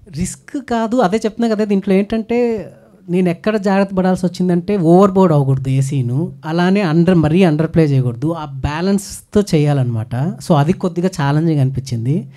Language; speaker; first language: Telugu; native; Telugu